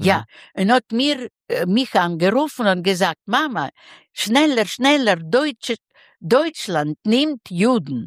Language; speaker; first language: German; non-native, learner; Russian